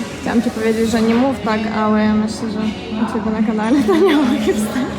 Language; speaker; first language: Polish; non-native, learner; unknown